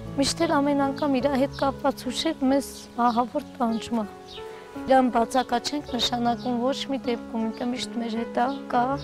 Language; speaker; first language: Armenian; native; Armenian